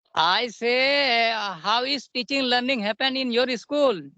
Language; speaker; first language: English; non-native, learner; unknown